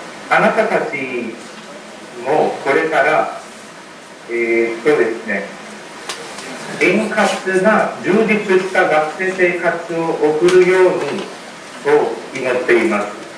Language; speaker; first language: Japanese; non-native, fluent; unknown